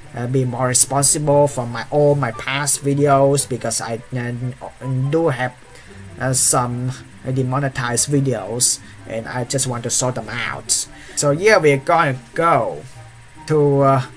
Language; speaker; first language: English; non-native, learner; Vietnamese